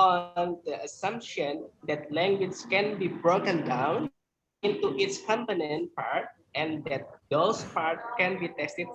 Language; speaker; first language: English; non-native, learner; Indonesian